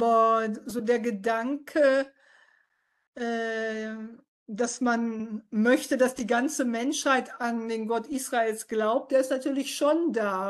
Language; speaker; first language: German; native; German